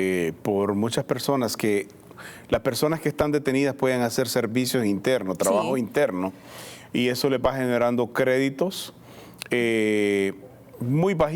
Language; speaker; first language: Spanish; native; Spanish